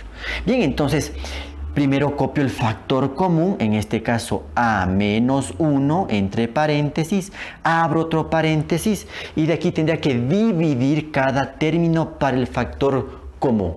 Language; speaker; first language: Spanish; native; Spanish